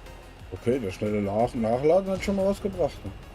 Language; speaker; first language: German; native; German